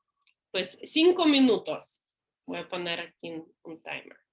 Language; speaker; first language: Spanish; non-native, fluent; English